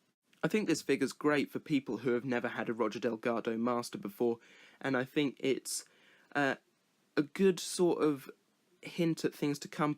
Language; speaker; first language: English; native; English